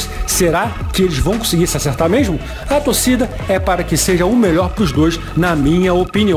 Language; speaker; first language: Portuguese; native; Portuguese